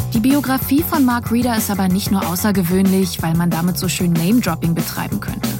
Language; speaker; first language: German; native; German